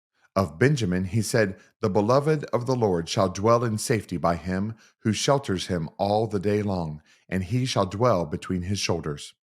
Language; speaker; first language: English; native; English